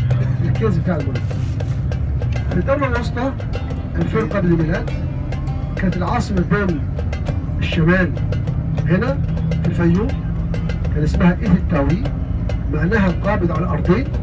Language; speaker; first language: Arabic; native; Arabic